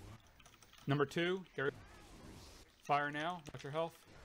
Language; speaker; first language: English; native; English